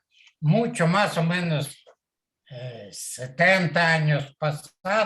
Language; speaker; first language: Spanish; non-native, learner; Russian